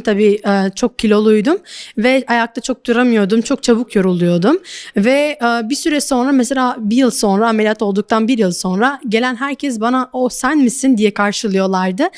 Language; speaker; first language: Turkish; non-native, fluent; Albanian